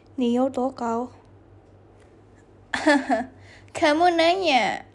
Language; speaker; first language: Chinese; non-native, learner; Indonesian